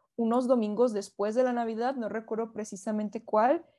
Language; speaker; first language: Spanish; native; Spanish